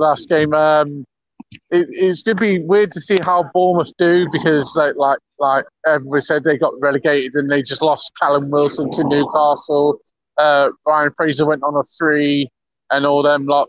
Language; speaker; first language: English; native; English